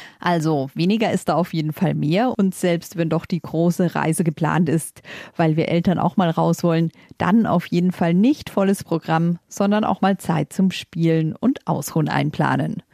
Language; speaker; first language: German; native; German